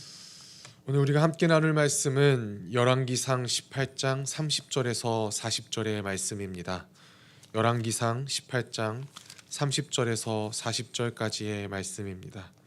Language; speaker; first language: Korean; native; Korean